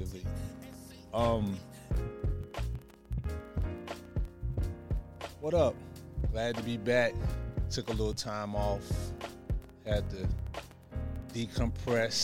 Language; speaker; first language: English; native; English